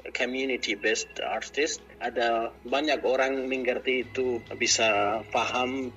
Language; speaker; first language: Indonesian; non-native, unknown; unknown